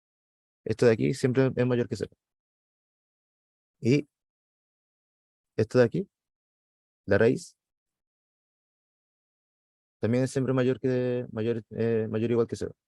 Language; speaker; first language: Spanish; native; Spanish